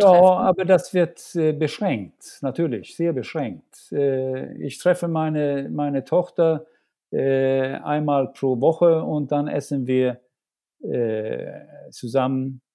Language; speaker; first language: German; non-native, fluent; Swedish